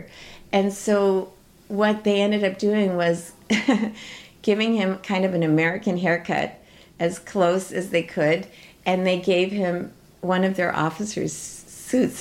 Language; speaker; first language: English; native; English